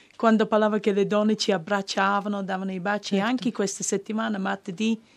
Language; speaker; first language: Italian; non-native, fluent; English